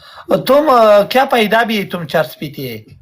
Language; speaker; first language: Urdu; non-native, learner; Pashto